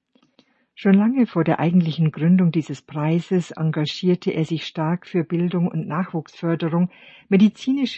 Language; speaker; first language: German; native; German